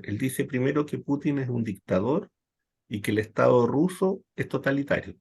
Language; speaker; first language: Spanish; native; Spanish